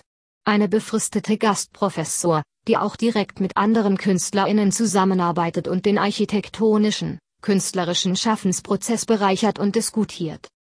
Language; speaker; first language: German; native; German